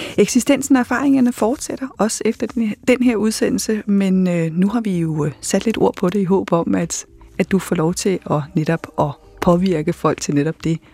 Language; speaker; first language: Danish; native; Danish